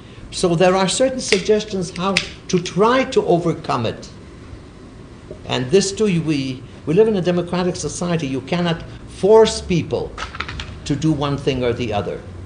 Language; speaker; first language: English; native; English